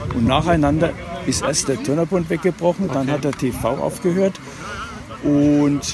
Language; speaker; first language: German; non-native, fluent; Latvian